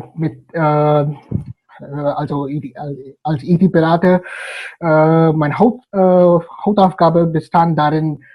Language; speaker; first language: German; non-native, fluent; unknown